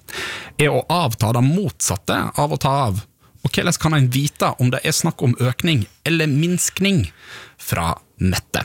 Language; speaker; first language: Norwegian; native; Norwegian